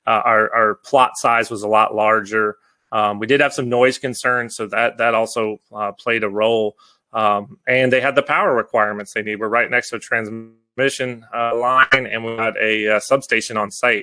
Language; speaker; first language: English; native; English